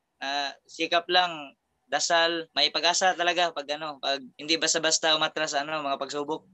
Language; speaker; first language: Filipino; non-native, local second language; Cebuano